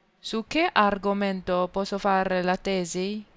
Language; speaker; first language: Italian; non-native, fluent; Chinese